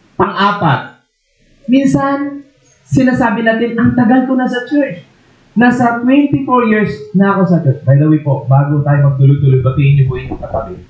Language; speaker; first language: Filipino; non-native, local second language; Waray